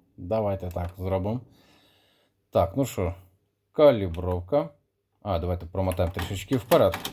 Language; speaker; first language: Ukrainian; non-native, local second language; Russian